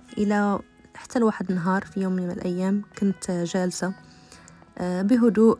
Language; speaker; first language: Arabic; native; Arabic